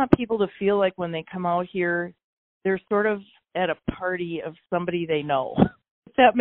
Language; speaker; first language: English; native; English